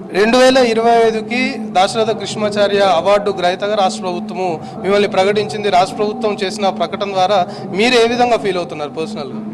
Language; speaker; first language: Telugu; native; Telugu